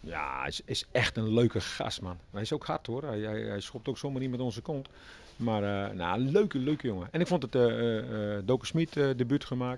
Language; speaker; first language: Dutch; native; Dutch